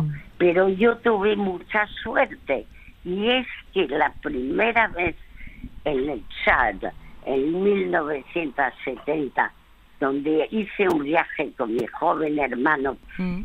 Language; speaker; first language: Spanish; non-native, fluent; French